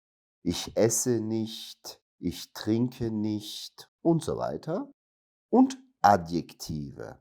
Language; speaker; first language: German; non-native, fluent; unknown